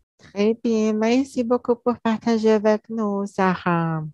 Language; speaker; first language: French; non-native, learner; Portuguese